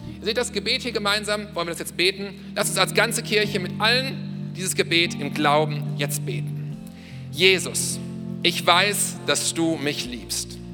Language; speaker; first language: German; native; German